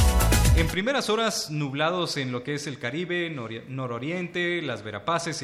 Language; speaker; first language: Spanish; native; Spanish